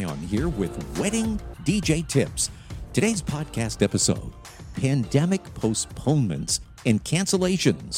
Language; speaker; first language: English; native; English